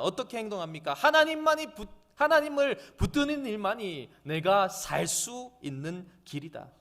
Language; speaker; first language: Korean; native; Korean